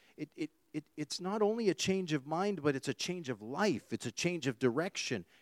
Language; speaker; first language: English; native; English